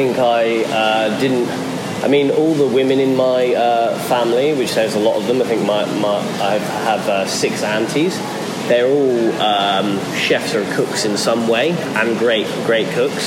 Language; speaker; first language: English; native; English